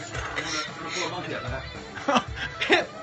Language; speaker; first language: English; native; English